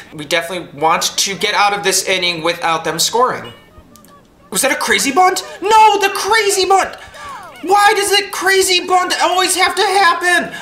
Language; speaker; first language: English; native; English